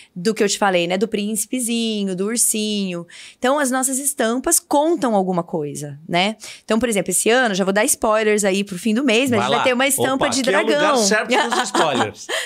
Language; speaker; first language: Portuguese; native; Portuguese